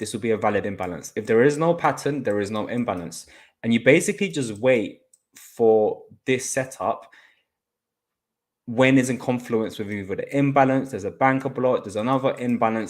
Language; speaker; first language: English; native; English